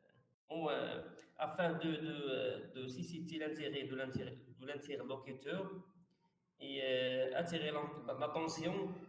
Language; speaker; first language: French; non-native, fluent; Arabic